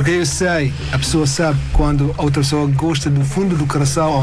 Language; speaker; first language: Portuguese; non-native, learner; Arabic